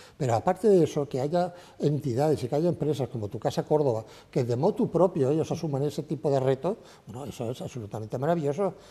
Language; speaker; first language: Spanish; native; Spanish